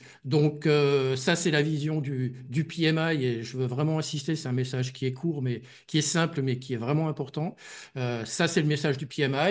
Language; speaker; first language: French; native; French